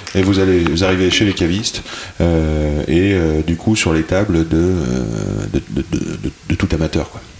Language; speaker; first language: French; native; French